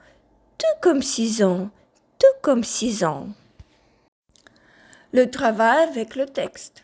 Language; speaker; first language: French; non-native, fluent; Ukrainian